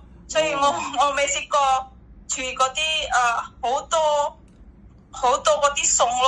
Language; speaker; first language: Cantonese; non-native, learner; Indonesian